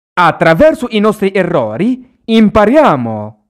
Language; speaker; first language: Italian; non-native, fluent; Arabic